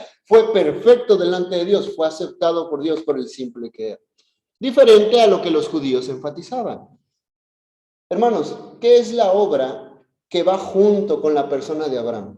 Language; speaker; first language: Spanish; native; Spanish